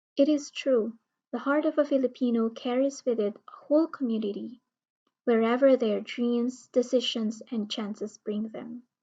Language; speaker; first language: English; non-native, local second language; Filipino